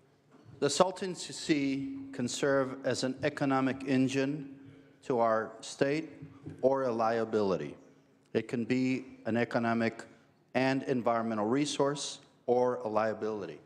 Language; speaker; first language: English; native; English